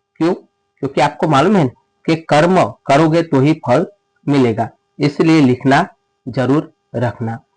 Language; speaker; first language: Hindi; non-native, local second language; Gujarati